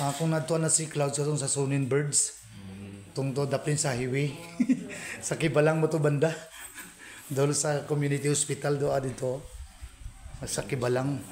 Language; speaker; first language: Filipino; non-native, local second language; Hiligaynon